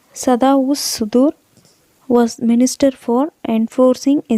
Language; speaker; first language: English; non-native, local second language; Tamil